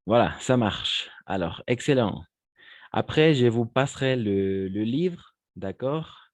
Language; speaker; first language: French; non-native, fluent; Spanish